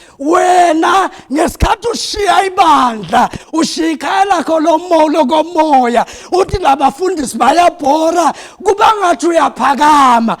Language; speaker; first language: Zulu; non-native, local second language; South Ndebele